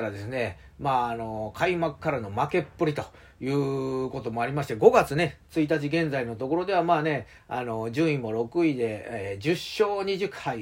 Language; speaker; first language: Japanese; native; Japanese